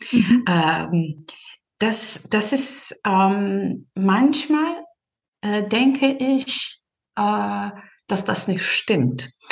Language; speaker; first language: German; non-native, fluent; Serbian